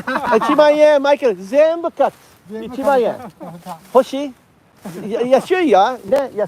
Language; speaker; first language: Japanese; non-native, learner; English